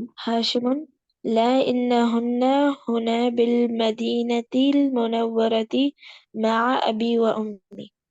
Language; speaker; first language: Arabic; non-native, learner; Urdu